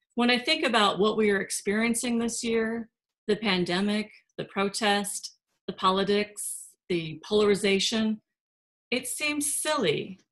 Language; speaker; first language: English; native; English